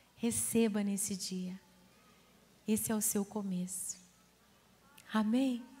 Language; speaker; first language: Portuguese; native; Portuguese